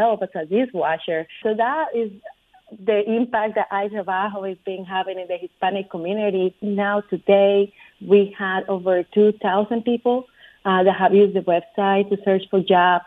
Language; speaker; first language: English; non-native, fluent; Spanish